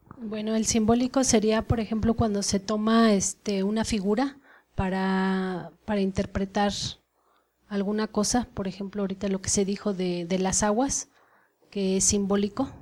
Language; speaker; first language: Spanish; native; Spanish